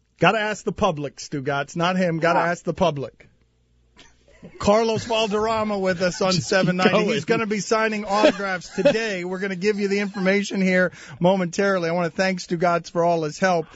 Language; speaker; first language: English; early bilingual, other home language; Spanish